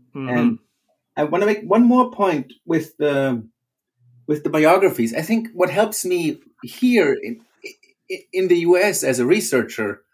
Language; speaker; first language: English; non-native, fluent; German